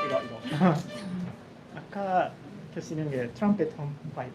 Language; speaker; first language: Korean; non-native, learner; Japanese